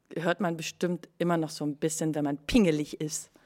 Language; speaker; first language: German; native; German